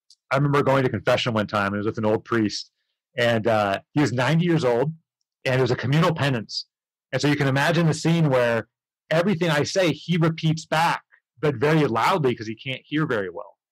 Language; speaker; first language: English; native; English